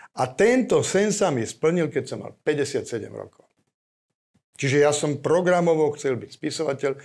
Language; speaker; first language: Slovak; native; Slovak